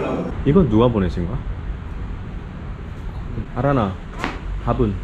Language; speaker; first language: Korean; native; Korean